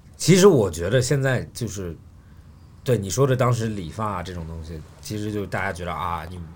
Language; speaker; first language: Chinese; native; Chinese